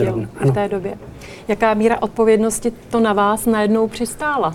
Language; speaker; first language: Czech; native; Czech